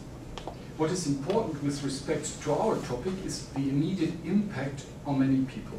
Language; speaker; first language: English; non-native, fluent; German